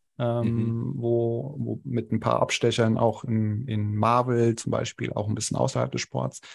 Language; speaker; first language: German; non-native, local second language; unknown